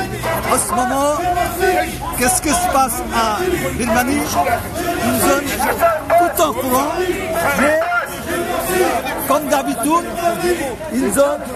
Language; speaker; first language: French; non-native, fluent; Bangla